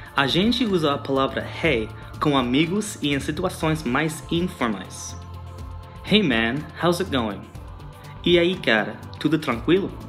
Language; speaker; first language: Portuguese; non-native, fluent; English